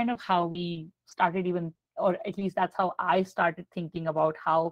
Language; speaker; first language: English; non-native, local second language; Hindi